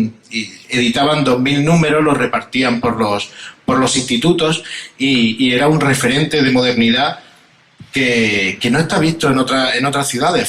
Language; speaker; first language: Spanish; native; Spanish